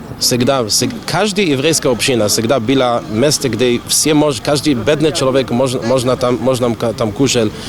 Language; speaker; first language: Russian; non-native, learner; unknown